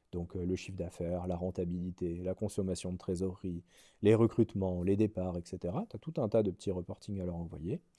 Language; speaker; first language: French; native; French